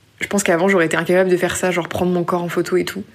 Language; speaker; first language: French; native; French